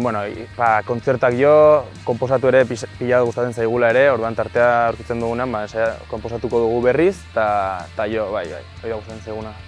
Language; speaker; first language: Basque; native; Basque